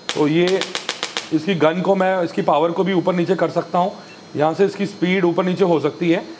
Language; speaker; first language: Hindi; native; Hindi